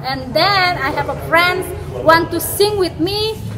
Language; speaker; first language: English; non-native, learner; Indonesian